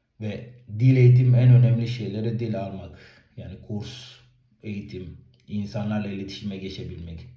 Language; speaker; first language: Turkish; non-native, fluent; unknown